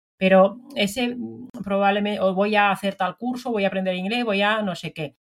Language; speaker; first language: Spanish; non-native, fluent; Finnish